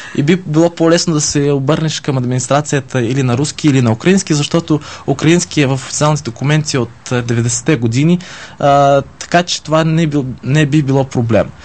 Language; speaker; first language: Bulgarian; early bilingual, heritage; Bulgarian